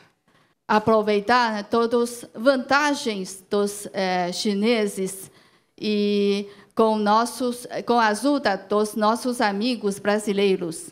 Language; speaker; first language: Portuguese; non-native, learner; Chinese